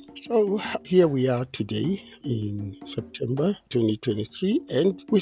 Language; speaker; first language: English; non-native, local second language; Tswana